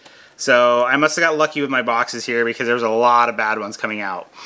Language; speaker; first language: English; native; English